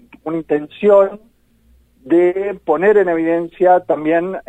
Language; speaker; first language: Spanish; native; Spanish